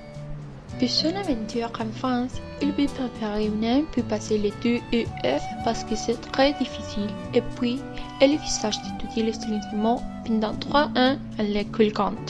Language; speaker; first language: French; non-native, learner; Spanish